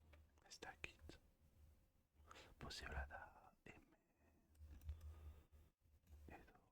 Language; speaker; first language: Basque; non-native, learner; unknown